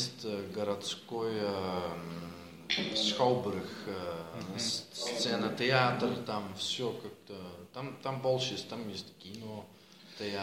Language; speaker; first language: Russian; non-native, learner; Dutch